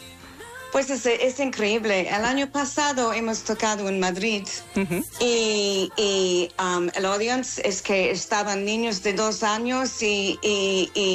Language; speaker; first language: Spanish; non-native, fluent; English